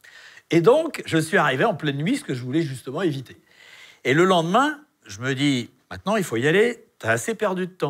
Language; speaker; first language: French; native; French